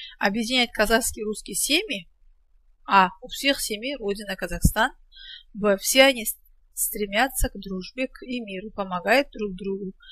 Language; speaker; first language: Russian; non-native, local second language; Kazakh